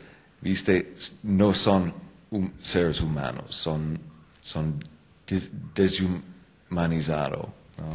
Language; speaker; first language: Spanish; non-native, fluent; English